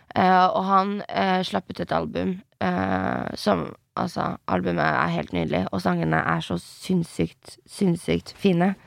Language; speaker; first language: Norwegian; early bilingual, other home language; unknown